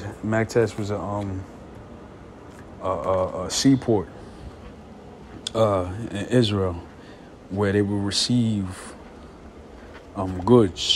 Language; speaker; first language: English; native; English